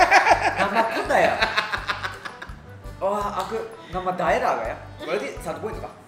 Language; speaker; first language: Indonesian; non-native, learner; Japanese